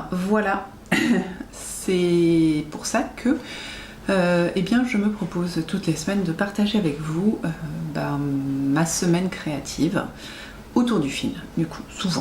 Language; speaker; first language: French; native; French